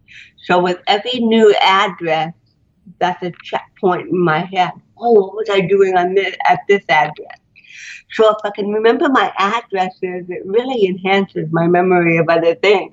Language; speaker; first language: English; native; English